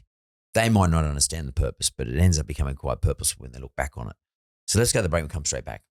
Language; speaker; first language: English; native; English